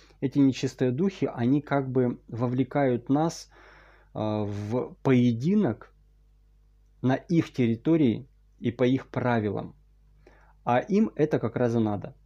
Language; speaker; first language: Russian; native; Russian